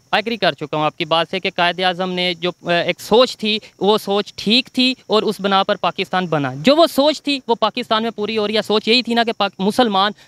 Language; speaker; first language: Urdu; native; Urdu